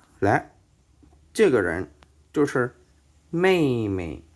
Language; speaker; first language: Chinese; non-native, fluent; Thai